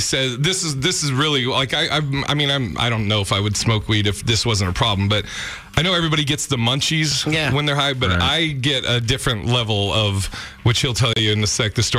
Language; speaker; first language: English; native; English